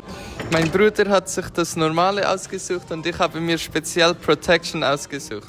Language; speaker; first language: German; native; German